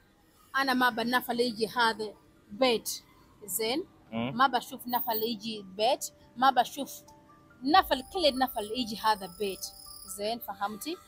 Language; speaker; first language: Arabic; non-native, learner; Ganda